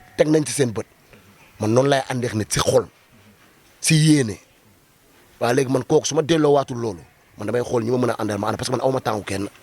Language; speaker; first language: Wolof; native; Wolof